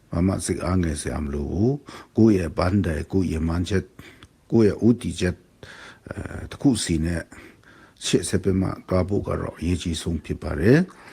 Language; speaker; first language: Burmese; non-native, local second language; Kachin